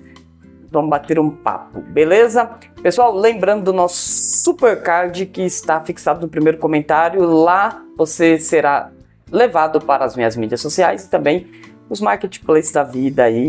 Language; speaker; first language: Portuguese; native; Portuguese